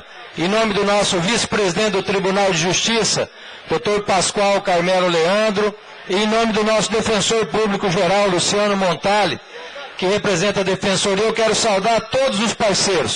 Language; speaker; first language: Portuguese; native; Portuguese